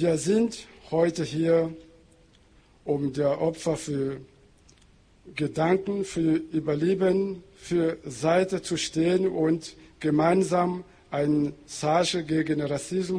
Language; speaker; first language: German; non-native, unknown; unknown